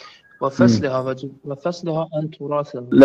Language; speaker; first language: Arabic; non-native, learner; Persian